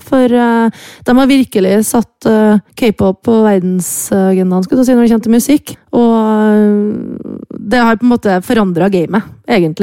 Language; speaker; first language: Norwegian; native; Norwegian